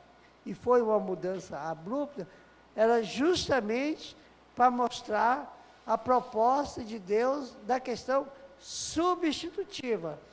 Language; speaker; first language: Portuguese; native; Portuguese